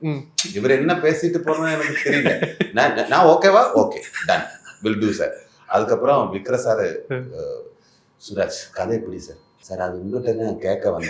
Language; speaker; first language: Tamil; non-native, learner; Malayalam